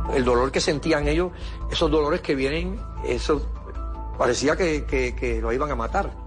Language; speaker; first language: Spanish; native; Spanish